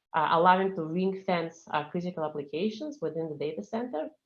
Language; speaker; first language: English; non-native, fluent; Russian